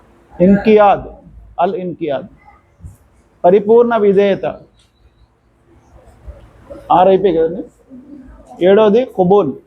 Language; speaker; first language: Telugu; non-native, local second language; Urdu